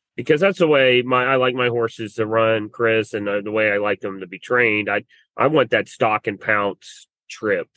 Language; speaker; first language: English; native; English